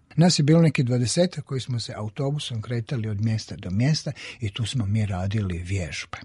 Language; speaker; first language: Croatian; native; Croatian